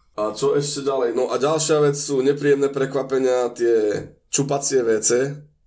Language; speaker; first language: Slovak; native; Slovak